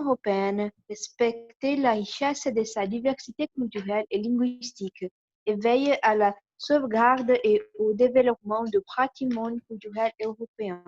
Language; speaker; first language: French; non-native, learner; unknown